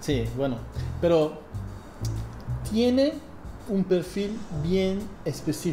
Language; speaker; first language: Spanish; non-native, fluent; English